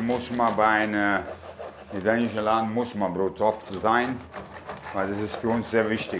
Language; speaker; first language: German; non-native, fluent; Italian